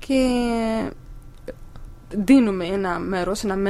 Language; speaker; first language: Greek; non-native, learner; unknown